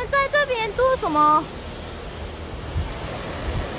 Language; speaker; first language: Chinese; non-native, learner; Korean